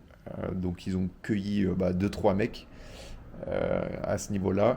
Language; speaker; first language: French; native; French